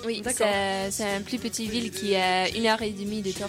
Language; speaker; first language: French; non-native, learner; English